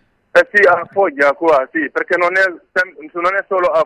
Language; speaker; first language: Italian; non-native, learner; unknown